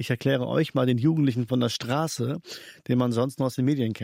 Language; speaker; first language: German; early bilingual, other home language; Albanian